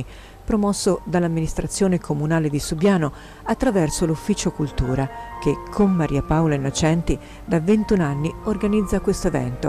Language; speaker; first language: Italian; native; Italian